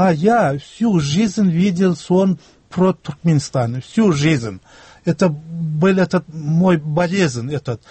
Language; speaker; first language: Russian; non-native, local second language; Turkmen